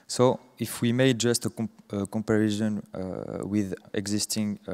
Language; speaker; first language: English; non-native, fluent; French